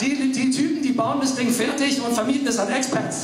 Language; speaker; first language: German; early bilingual, other home language; English